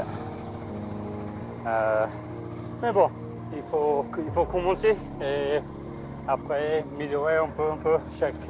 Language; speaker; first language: French; non-native, learner; English